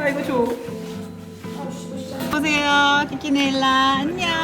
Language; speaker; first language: Korean; native; Korean